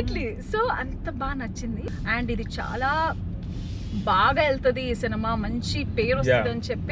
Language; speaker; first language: Telugu; native; Telugu